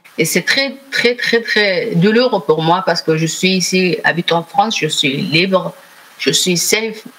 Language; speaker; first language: French; non-native, learner; Persian